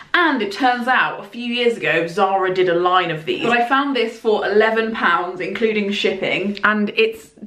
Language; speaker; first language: English; native; English